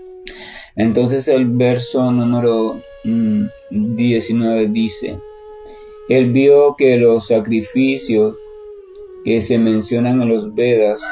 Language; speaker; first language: Spanish; native; Spanish